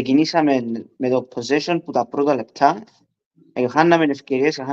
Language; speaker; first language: Greek; early bilingual, heritage; Greek